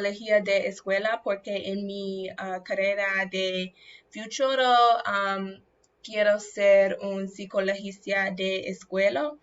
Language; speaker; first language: Spanish; non-native, learner; English